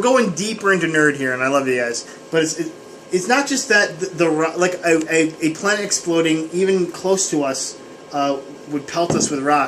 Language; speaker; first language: English; native; English